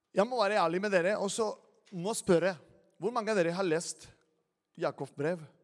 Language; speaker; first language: Norwegian; non-native, fluent; Spanish